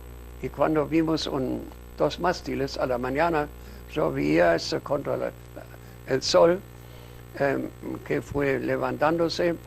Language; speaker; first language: Spanish; non-native, fluent; German